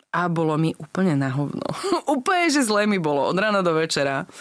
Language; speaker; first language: Slovak; early bilingual, other home language; English